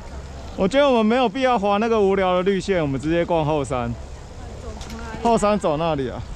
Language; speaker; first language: Chinese; native; Chinese